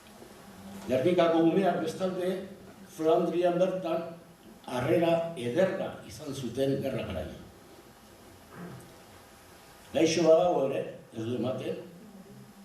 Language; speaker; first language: Basque; native; Basque